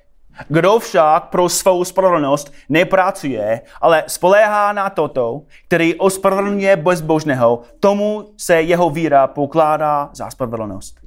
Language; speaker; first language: Czech; non-native, fluent; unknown